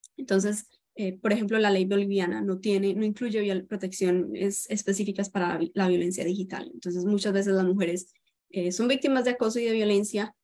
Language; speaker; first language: Spanish; native; Spanish